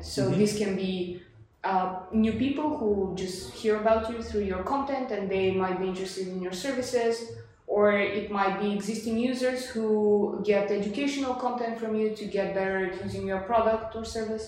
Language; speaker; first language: English; non-native, fluent; Bulgarian